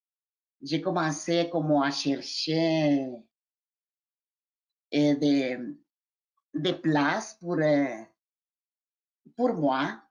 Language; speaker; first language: French; non-native, fluent; Spanish